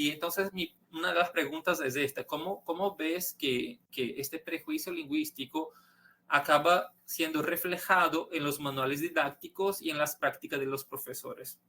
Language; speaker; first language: Spanish; non-native, fluent; Portuguese